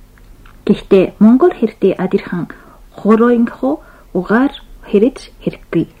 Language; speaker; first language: Mongolian; non-native, fluent; Japanese